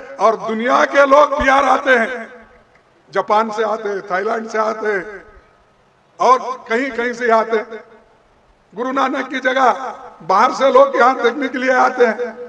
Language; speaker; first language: Hindi; non-native, local second language; Kannada